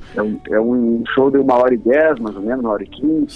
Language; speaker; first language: Portuguese; native; Portuguese